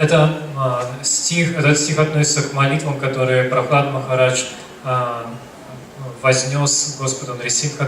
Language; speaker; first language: Russian; native; Russian